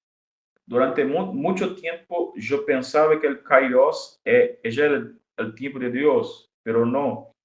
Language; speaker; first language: Spanish; non-native, fluent; Portuguese